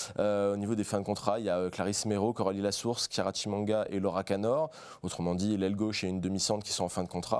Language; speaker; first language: French; native; French